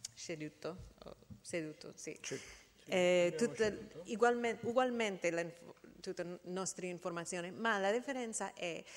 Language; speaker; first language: Italian; non-native, fluent; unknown